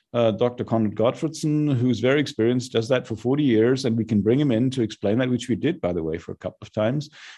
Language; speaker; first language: English; non-native, fluent; German